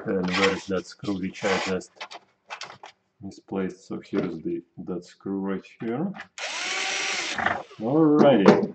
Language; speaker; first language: English; non-native, fluent; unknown